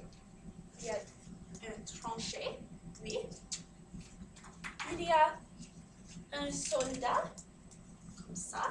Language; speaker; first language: French; non-native, fluent; English